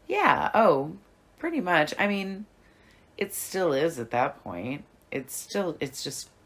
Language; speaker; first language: English; native; English